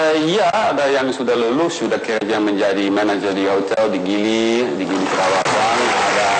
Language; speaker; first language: Indonesian; non-native, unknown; Dutch